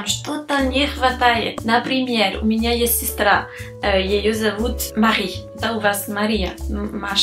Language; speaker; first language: Russian; non-native, fluent; French